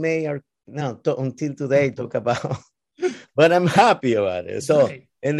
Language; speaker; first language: English; non-native, learner; Spanish